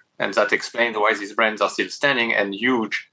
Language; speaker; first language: English; non-native, fluent; French